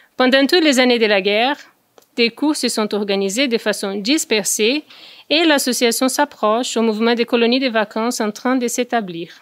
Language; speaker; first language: French; non-native, fluent; Portuguese